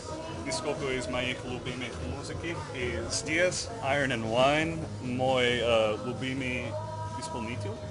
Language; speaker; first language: Russian; non-native, learner; English